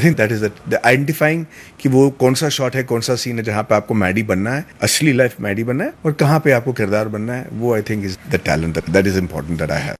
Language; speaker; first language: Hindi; non-native, local second language; Tamil